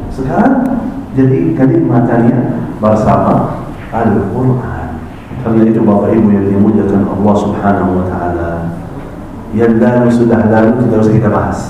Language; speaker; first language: Malay; non-native, fluent; Arabic